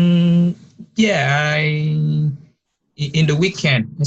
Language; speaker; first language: English; non-native, learner; Vietnamese